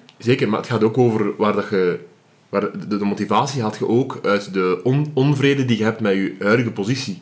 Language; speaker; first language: Dutch; native; Dutch